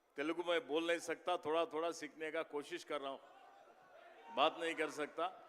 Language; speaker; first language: Hindi; non-native, local second language; Kannada